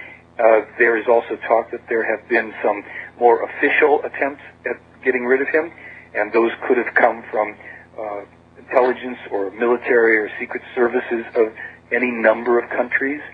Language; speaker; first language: English; native; English